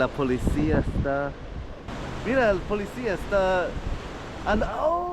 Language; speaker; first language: Spanish; non-native, fluent; English